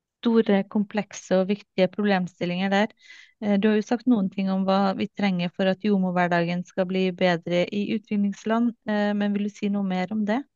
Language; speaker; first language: Norwegian; native; Norwegian